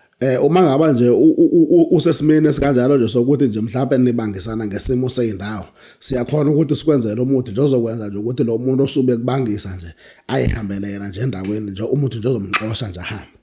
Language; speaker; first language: Zulu; native; Zulu